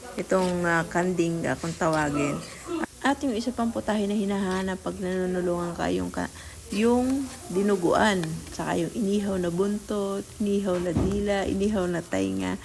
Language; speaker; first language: Filipino; native; Filipino